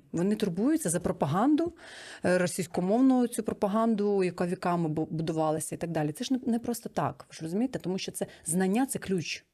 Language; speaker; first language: Ukrainian; native; Ukrainian